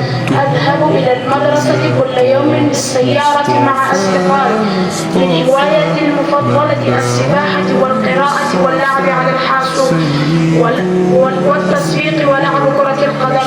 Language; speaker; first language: Arabic; non-native, learner; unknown